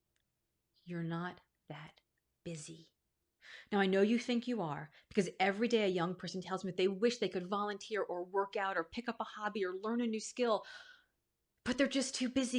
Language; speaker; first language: English; native; English